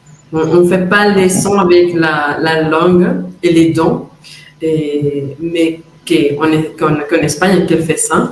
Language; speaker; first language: French; non-native, fluent; Spanish